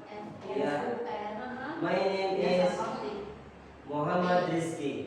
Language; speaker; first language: English; non-native, learner; Indonesian